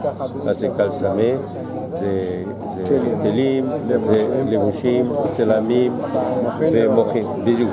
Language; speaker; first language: Hebrew; non-native, fluent; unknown